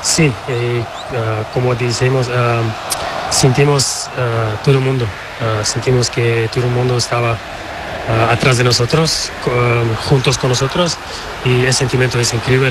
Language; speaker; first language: Spanish; non-native, learner; Portuguese